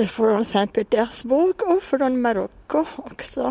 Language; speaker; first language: Swedish; non-native, fluent; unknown